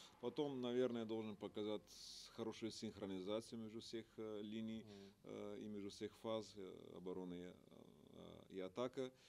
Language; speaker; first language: Russian; non-native, fluent; Bulgarian